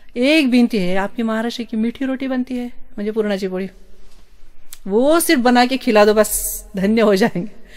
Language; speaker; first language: Hindi; non-native, local second language; Marathi